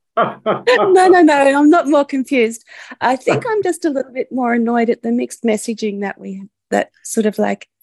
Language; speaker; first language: English; native; English